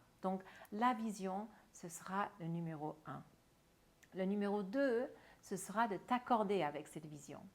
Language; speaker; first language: French; non-native, fluent; English